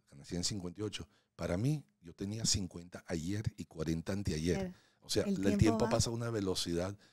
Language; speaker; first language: Spanish; non-native, local second language; Hungarian